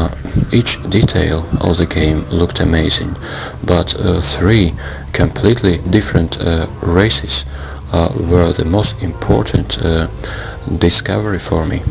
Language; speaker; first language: English; non-native, fluent; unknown